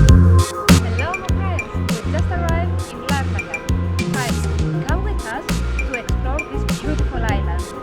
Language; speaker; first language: English; non-native, learner; Greek